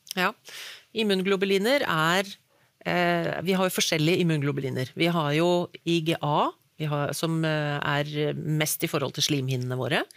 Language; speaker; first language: Norwegian; native; Norwegian